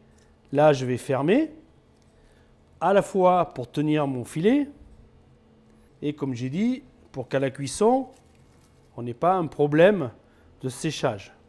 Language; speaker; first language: French; native; French